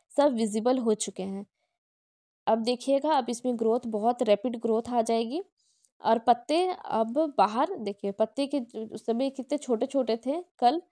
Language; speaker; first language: Hindi; non-native, local second language; Odia